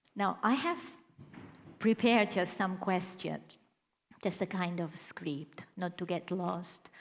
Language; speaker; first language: English; non-native, fluent; Catalan